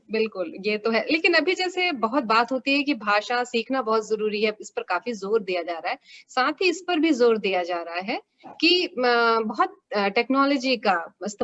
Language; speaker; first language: Hindi; native; Hindi